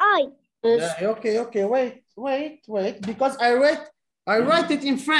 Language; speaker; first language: English; non-native, fluent; Arabic